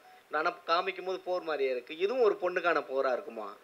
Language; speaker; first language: Tamil; native; Tamil